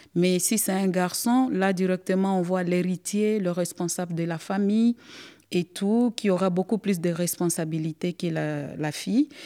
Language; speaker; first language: French; non-native, local second language; Swahili